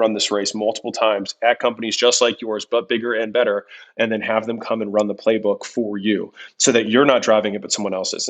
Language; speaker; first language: English; native; English